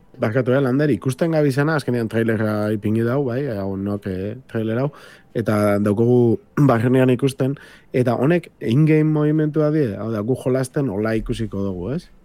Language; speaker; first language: Basque; native; Basque